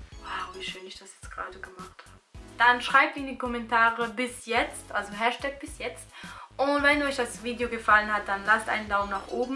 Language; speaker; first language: German; early bilingual, other home language; Albanian